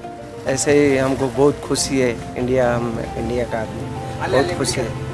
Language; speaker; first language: Hindi; non-native, local second language; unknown